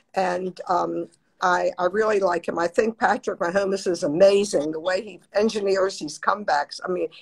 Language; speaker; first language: English; native; English